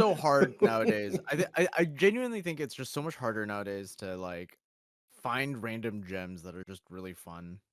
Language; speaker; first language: English; native; English